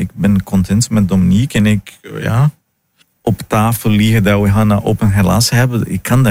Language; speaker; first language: Dutch; non-native, learner; Portuguese